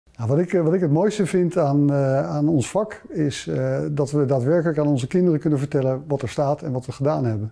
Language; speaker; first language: Dutch; native; Dutch